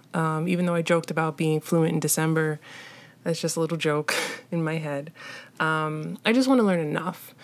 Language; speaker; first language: English; native; English